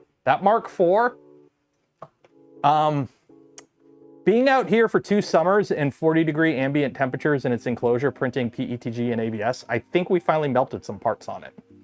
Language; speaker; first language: English; native; English